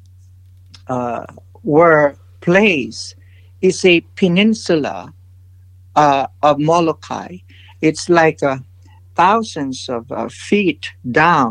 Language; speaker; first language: English; non-native, local second language; Filipino